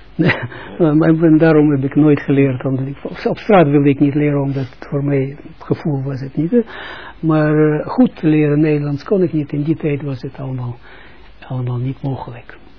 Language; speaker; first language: Dutch; non-native, fluent; Russian